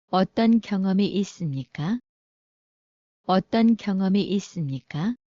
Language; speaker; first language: Korean; non-native, learner; Bangla